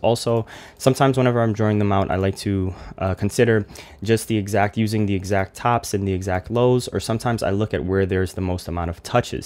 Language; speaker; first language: English; native; English